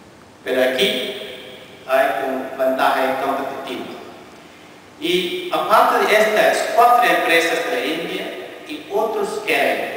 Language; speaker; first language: Spanish; non-native, fluent; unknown